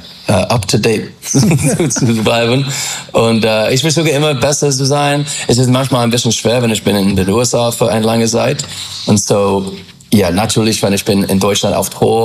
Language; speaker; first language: German; non-native, learner; English